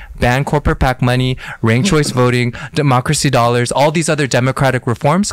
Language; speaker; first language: English; early bilingual, other home language; Korean